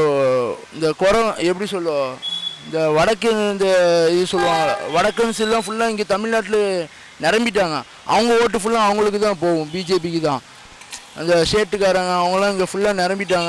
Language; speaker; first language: Tamil; native; Tamil